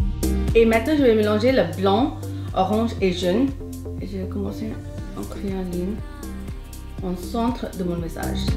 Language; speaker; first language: French; non-native, fluent; Hindi